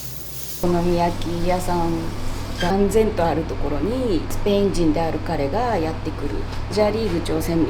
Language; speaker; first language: Japanese; native; Japanese